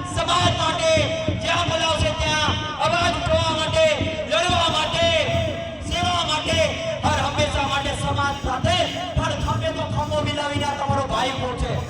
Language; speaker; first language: Gujarati; non-native, local second language; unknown